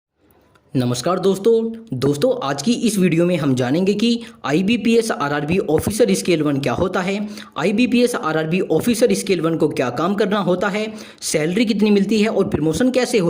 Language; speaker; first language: Hindi; native; Hindi